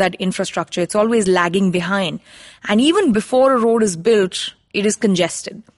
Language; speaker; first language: English; non-native, local second language; Hindi